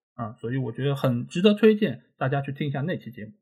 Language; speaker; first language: Chinese; non-native, local second language; Wu Chinese